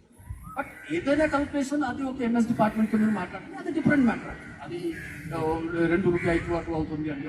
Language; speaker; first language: Telugu; non-native, local second language; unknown